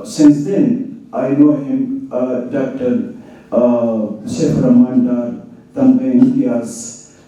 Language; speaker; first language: English; non-native, local second language; Urdu